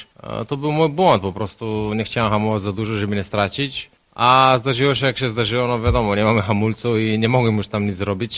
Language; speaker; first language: Polish; non-native, fluent; Slovenian